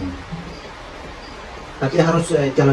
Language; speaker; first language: Indonesian; non-native, local second language; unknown